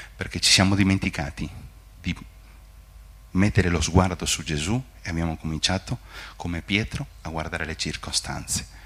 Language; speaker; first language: Italian; non-native, fluent; Spanish